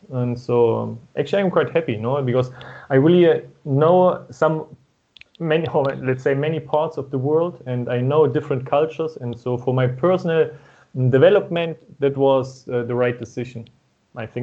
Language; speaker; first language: English; non-native, fluent; German